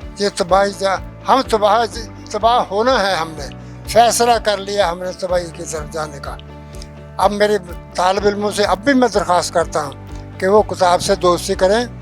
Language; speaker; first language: Urdu; non-native, local second language; Punjabi